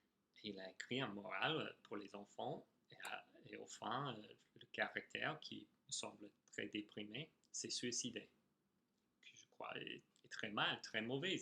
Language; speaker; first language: French; non-native, fluent; English